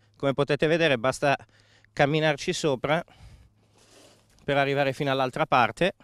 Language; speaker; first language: Italian; native; Italian